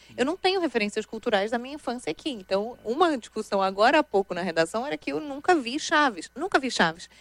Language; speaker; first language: Portuguese; native; Portuguese